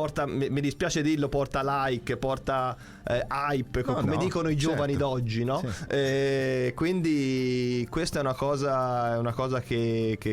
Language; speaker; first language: Italian; native; Italian